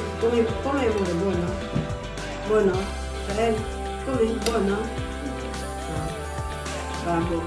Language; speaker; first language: Italian; non-native, fluent; Filipino